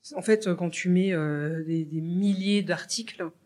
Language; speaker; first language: French; native; French